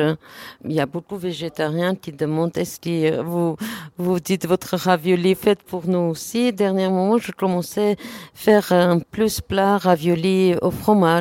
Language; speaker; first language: French; non-native, learner; Armenian